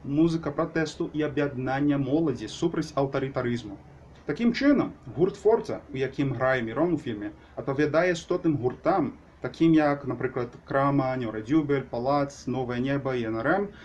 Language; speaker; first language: Belarusian; non-native, learner; Portuguese